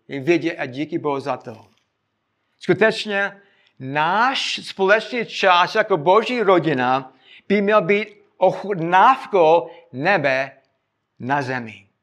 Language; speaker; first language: Czech; non-native, fluent; English